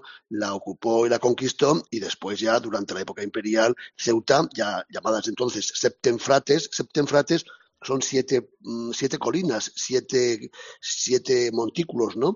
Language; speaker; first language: Spanish; native; Spanish